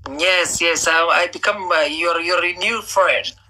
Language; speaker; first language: English; non-native, learner; Somali